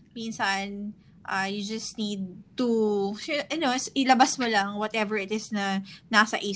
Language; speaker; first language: English; non-native, local second language; Hiligaynon